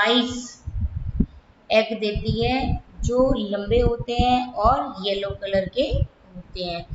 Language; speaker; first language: Hindi; native; Hindi